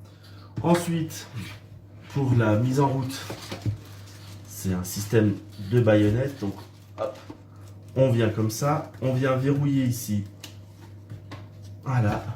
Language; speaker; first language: French; native; French